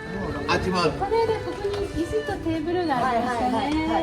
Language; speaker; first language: Japanese; native; Japanese